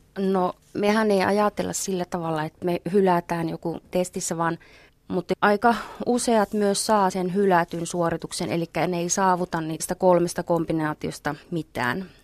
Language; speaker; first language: Finnish; native; Finnish